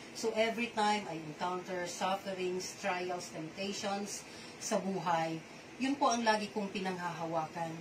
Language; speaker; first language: Filipino; non-native, local second language; Cebuano